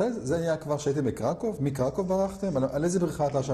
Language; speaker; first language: Hebrew; native; Hebrew